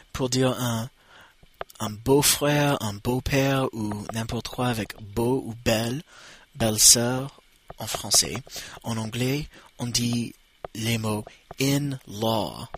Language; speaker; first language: French; non-native, fluent; English